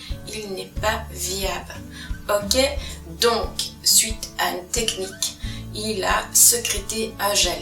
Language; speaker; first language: French; native; French